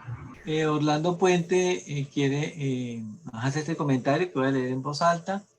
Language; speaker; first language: Spanish; native; Spanish